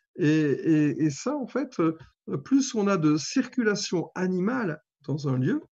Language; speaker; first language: French; native; French